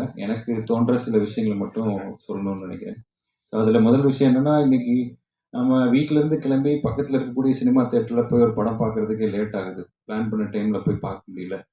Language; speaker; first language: Tamil; native; Tamil